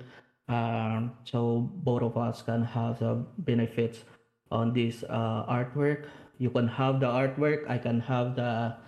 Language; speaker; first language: English; non-native, local second language; Hiligaynon